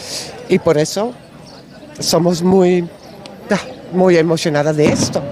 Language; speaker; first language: Spanish; non-native, learner; Dutch